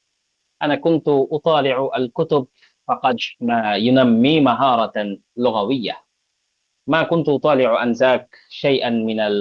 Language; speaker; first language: Arabic; non-native, fluent; Bangla